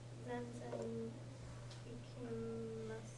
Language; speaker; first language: Japanese; non-native, learner; English